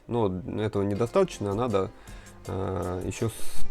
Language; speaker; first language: Russian; native; Russian